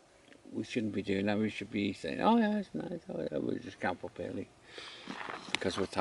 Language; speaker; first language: English; native; English